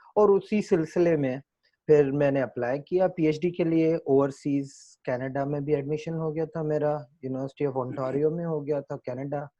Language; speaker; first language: Urdu; non-native, local second language; Sindhi